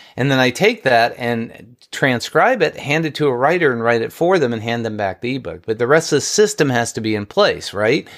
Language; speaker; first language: English; native; English